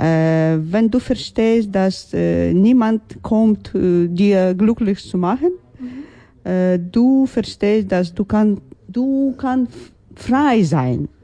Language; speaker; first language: German; non-native, learner; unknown